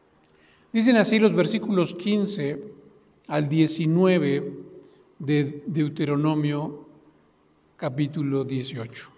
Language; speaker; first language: Spanish; native; Spanish